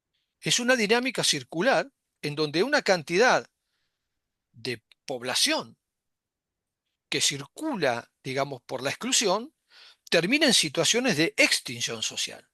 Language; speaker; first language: Spanish; native; Spanish